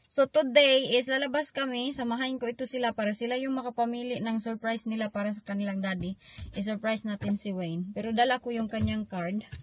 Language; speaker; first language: Filipino; non-native, local second language; Cebuano